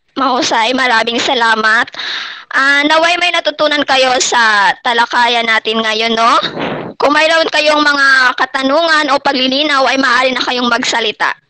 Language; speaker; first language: Filipino; non-native, local second language; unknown